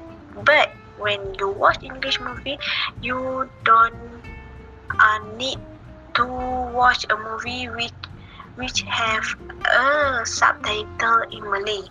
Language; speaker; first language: English; non-native, learner; Malay